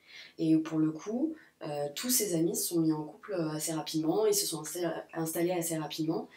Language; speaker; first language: French; native; French